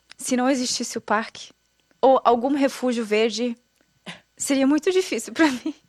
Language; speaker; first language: Portuguese; non-native, fluent; German